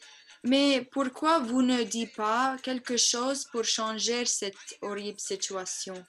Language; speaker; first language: French; non-native, learner; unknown